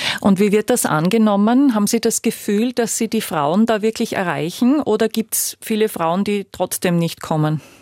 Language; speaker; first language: German; native; German